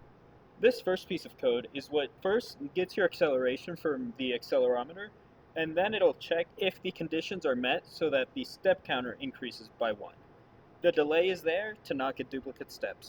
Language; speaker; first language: English; native; English